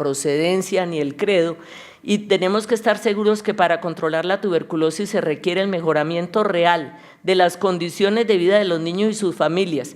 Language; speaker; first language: Spanish; native; Spanish